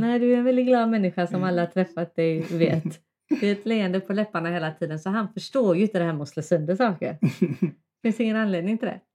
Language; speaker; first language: Swedish; native; Swedish